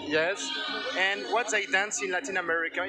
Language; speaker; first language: English; non-native, learner; French